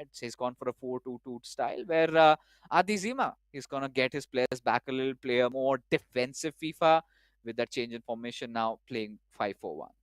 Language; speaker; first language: English; non-native, local second language; Hindi